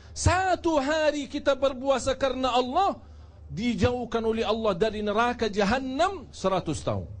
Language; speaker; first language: Indonesian; non-native, fluent; Arabic